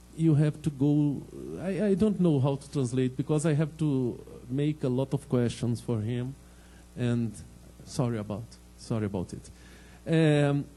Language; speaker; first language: English; non-native, learner; Portuguese